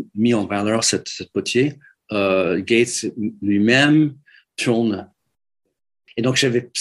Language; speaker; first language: French; non-native, fluent; English